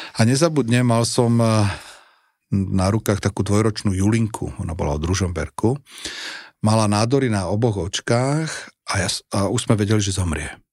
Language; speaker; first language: Slovak; native; Slovak